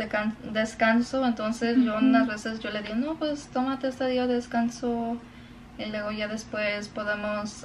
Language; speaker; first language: Spanish; early bilingual, other home language; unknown